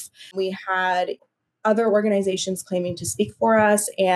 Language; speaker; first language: English; native; English